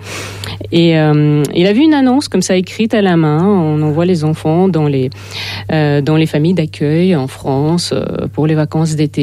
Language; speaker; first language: French; non-native, fluent; Russian